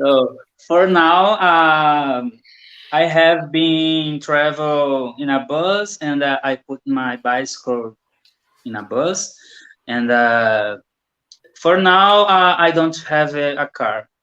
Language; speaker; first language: English; non-native, learner; Portuguese